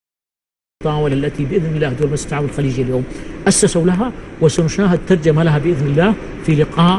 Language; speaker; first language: Arabic; native; Arabic